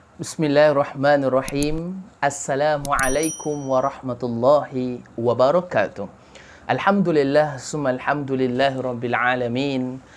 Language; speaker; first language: Malay; native; Malay